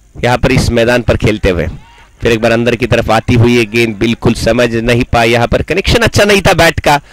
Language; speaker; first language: Hindi; non-native, local second language; Marathi